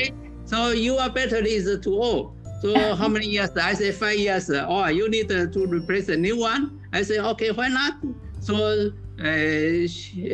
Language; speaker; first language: English; non-native, learner; Chinese